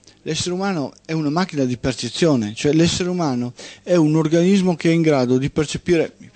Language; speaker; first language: Italian; native; Italian